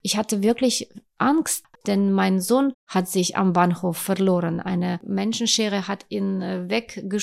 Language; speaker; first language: German; non-native, fluent; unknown